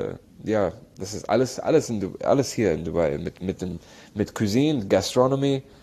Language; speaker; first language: German; non-native, learner; Arabic